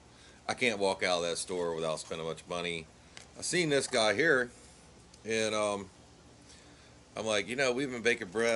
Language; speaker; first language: English; native; English